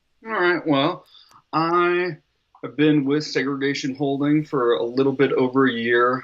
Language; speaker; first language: English; native; English